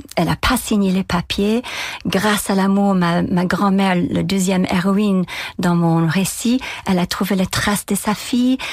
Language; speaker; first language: French; non-native, fluent; English